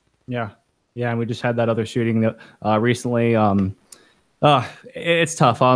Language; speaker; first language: English; native; English